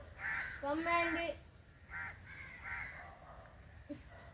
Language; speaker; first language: English; non-native, learner; Malayalam